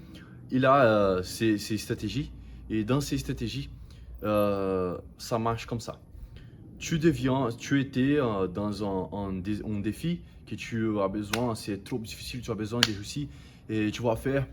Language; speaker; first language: French; non-native, learner; Portuguese